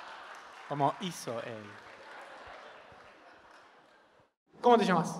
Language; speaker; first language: Spanish; native; Spanish